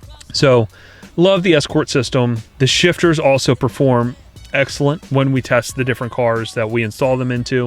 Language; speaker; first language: English; native; English